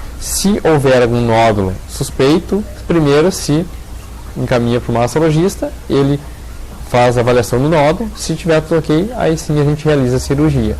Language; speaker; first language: Portuguese; native; Portuguese